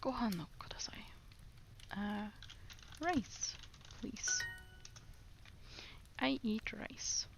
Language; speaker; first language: Japanese; non-native, learner; English